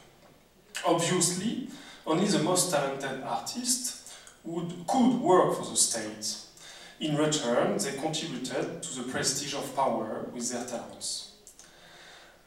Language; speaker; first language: English; non-native, fluent; French